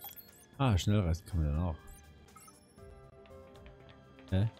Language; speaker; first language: German; native; German